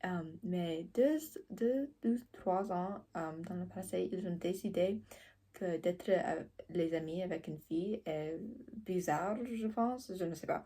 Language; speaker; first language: French; non-native, learner; English